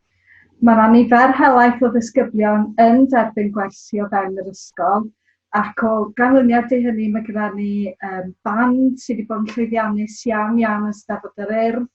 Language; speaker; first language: Welsh; native; Welsh